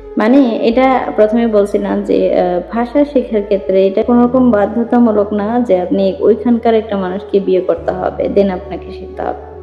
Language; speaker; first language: Bangla; native; Bangla